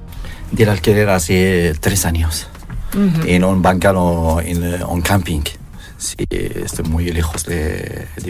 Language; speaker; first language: Spanish; non-native, learner; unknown